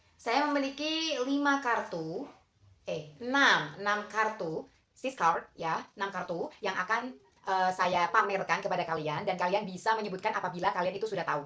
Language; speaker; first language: Indonesian; native; Indonesian